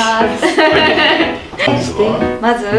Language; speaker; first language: Japanese; native; Japanese